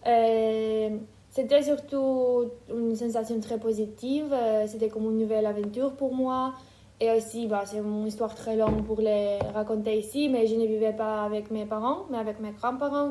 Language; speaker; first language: French; non-native, fluent; Ukrainian